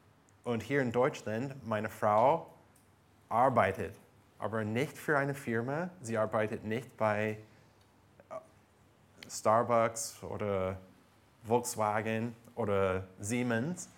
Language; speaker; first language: German; non-native, fluent; English